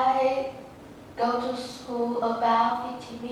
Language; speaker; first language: English; non-native, learner; Vietnamese